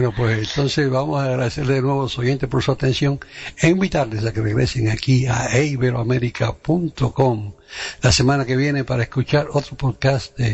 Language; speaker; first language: Spanish; native; Spanish